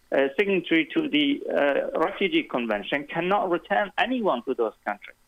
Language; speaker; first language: English; non-native, fluent; Kurdish